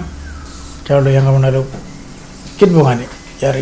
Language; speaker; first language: English; non-native, local second language; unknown